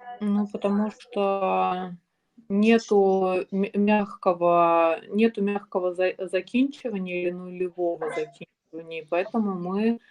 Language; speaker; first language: Ukrainian; non-native, learner; Russian